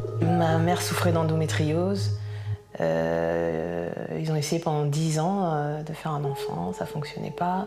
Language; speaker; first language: French; native; French